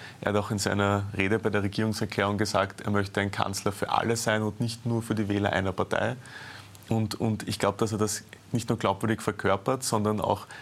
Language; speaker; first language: German; native; German